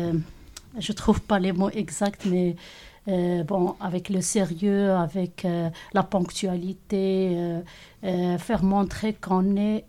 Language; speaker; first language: French; non-native, local second language; Arabic